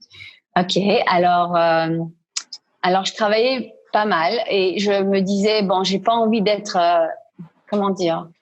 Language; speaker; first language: French; non-native, fluent; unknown